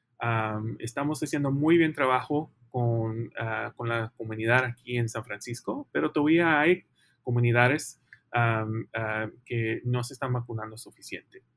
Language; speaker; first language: Spanish; early bilingual, heritage; Spanish